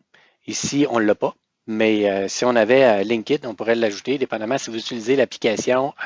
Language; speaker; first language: French; native; French